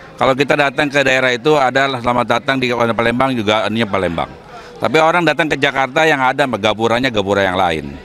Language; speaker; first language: Indonesian; native; Indonesian